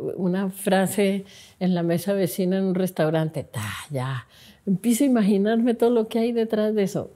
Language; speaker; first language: Spanish; native; Spanish